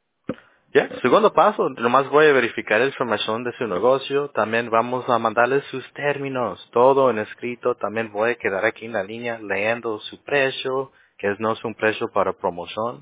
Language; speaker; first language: Spanish; early bilingual, heritage; Spanish